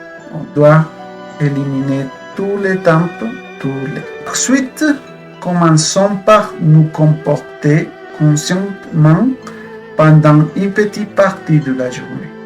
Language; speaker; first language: French; non-native, fluent; Spanish